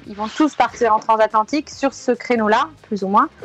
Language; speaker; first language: French; native; French